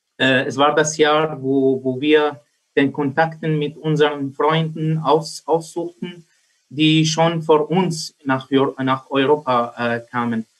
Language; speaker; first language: German; non-native, learner; Arabic